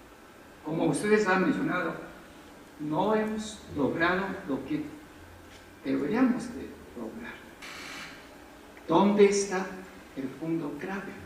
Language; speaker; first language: Spanish; non-native, fluent; Chinese